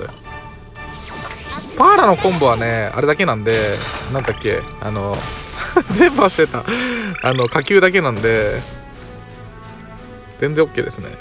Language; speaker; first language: Japanese; native; Japanese